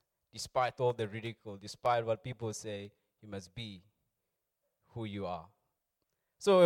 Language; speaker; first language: English; non-native, local second language; Tswana